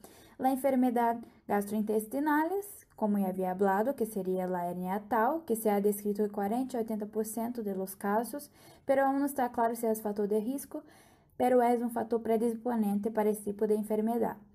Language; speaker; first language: Portuguese; non-native, learner; Spanish